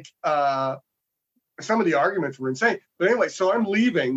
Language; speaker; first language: English; native; English